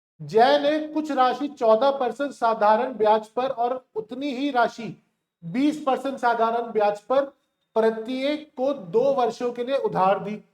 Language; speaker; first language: Hindi; native; Hindi